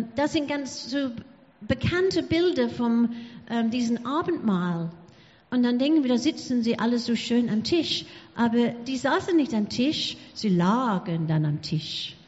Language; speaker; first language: German; non-native, fluent; English